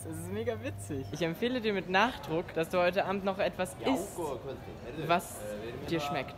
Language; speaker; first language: German; native; German